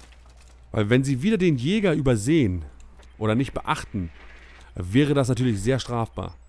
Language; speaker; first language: German; native; German